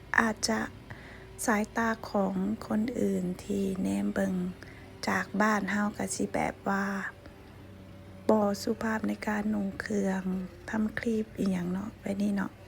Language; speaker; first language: Thai; non-native, local second language; Lao